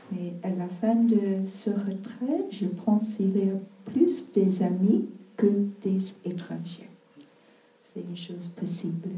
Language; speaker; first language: French; non-native, fluent; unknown